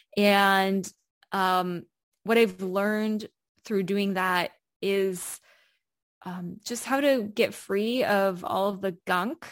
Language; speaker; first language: English; native; English